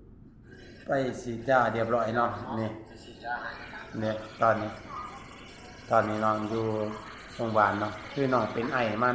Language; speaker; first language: Thai; non-native, local second language; Northeastern Thai